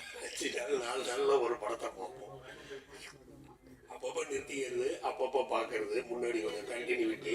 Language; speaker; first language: Tamil; native; Tamil